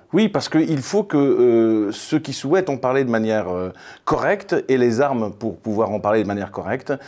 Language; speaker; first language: French; early bilingual, other home language; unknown